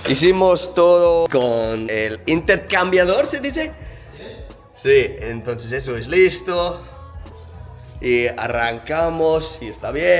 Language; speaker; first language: Spanish; non-native, learner; English